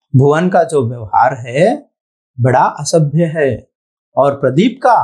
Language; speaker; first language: Hindi; non-native, local second language; Telugu